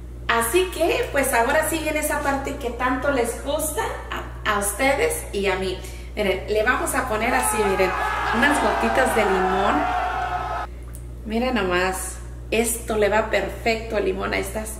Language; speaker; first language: Spanish; native; Spanish